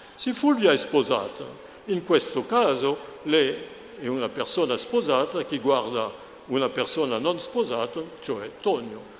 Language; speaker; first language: Italian; non-native, fluent; French